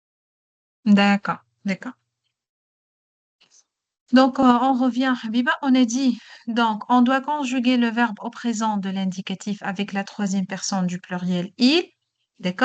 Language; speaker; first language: French; non-native, local second language; Arabic